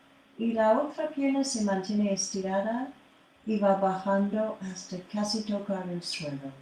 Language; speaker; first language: Spanish; non-native, fluent; English